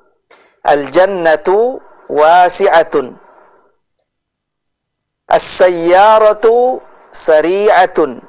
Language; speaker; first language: Arabic; non-native, fluent; Indonesian